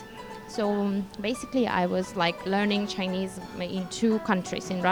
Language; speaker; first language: English; non-native, fluent; Russian